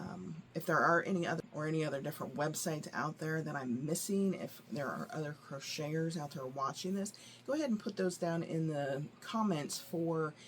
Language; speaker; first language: English; native; English